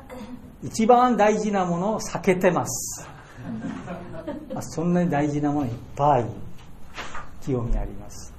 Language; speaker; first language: Japanese; non-native, fluent; Bangla